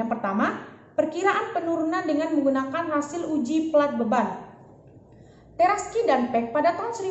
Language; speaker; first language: Indonesian; native; Indonesian